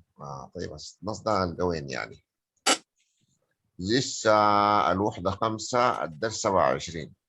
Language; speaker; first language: Arabic; native; Arabic